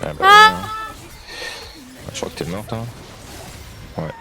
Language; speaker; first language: French; native; French